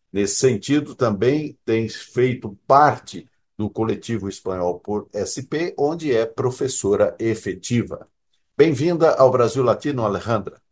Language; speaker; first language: Portuguese; native; Portuguese